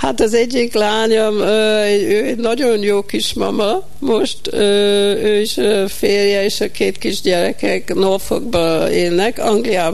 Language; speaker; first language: Hungarian; early bilingual, heritage; Hungarian